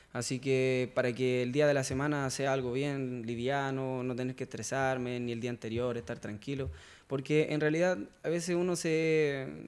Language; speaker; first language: Spanish; native; Spanish